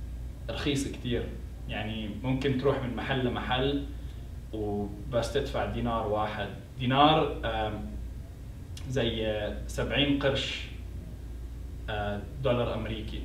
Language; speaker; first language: Arabic; native; Arabic